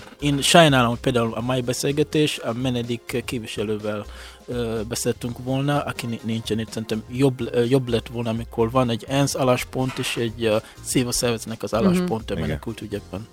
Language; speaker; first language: Hungarian; non-native, fluent; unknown